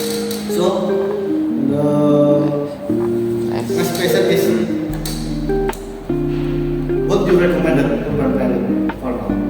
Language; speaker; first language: English; non-native, learner; Indonesian